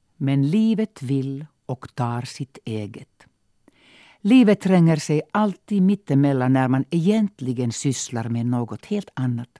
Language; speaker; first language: Swedish; non-native, local second language; Finnish